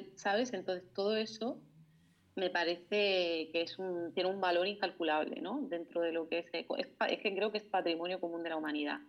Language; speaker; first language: Spanish; native; Spanish